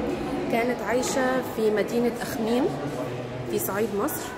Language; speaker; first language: Arabic; native; Arabic